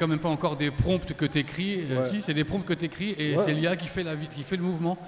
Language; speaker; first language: French; native; French